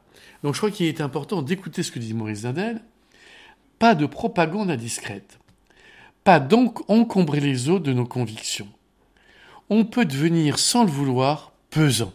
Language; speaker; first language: French; native; French